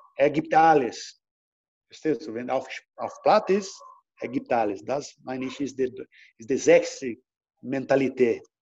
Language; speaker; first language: German; non-native, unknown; Portuguese